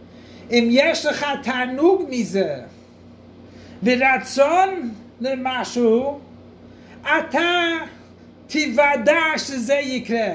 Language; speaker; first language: Hebrew; non-native, fluent; English